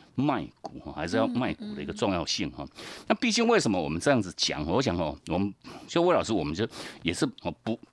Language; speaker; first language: Chinese; native; Chinese